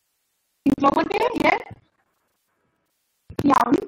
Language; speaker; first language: Welsh; non-native, learner; Spanish